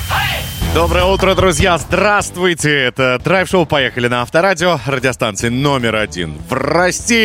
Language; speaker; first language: Russian; native; Russian